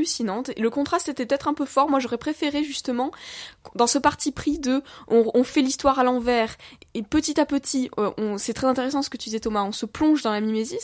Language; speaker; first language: French; native; French